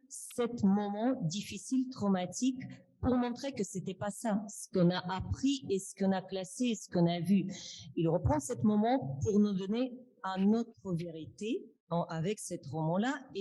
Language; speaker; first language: French; non-native, fluent; Russian